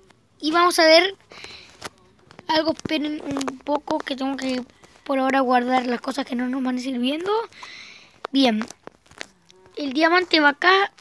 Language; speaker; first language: Spanish; native; Spanish